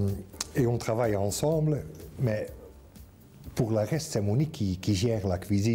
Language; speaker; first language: French; non-native, fluent; Dutch